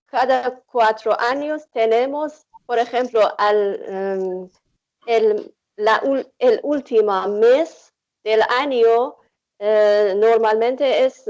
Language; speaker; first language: Spanish; non-native, fluent; Persian